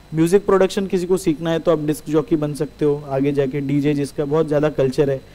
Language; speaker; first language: Hindi; non-native, local second language; Marathi